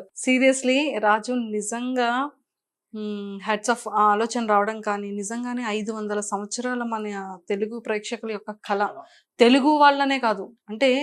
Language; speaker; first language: Telugu; native; Telugu